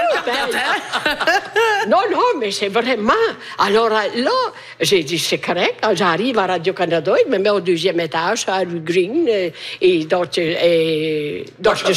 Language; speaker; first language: French; non-native, fluent; Italian